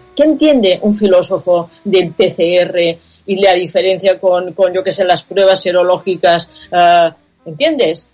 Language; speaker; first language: Spanish; non-native, local second language; Catalan